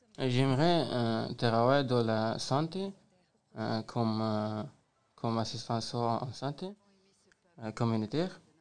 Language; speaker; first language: French; non-native, learner; Persian